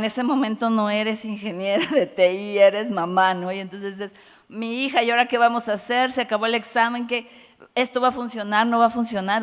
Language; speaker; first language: Spanish; native; Spanish